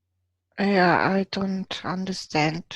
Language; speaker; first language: English; non-native, fluent; German